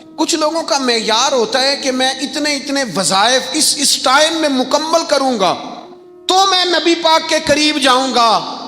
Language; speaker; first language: Urdu; non-native, local second language; Punjabi